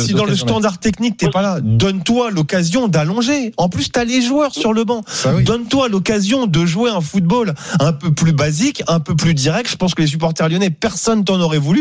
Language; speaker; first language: French; native; French